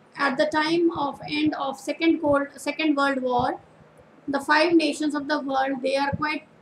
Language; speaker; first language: English; non-native, local second language; Punjabi